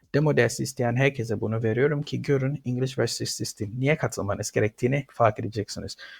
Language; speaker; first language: Turkish; non-native, fluent; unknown